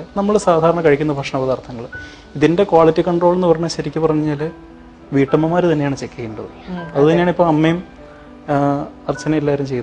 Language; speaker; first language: Malayalam; native; Malayalam